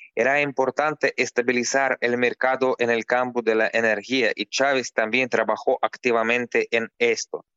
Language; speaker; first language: Spanish; non-native, fluent; Russian